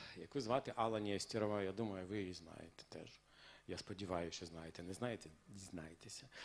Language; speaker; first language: Ukrainian; non-native, local second language; Russian